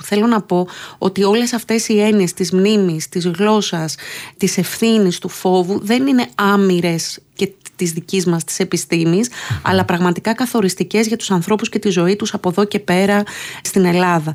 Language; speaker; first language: Greek; native; Greek